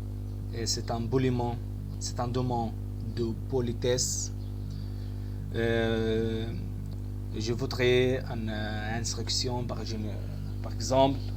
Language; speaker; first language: French; non-native, fluent; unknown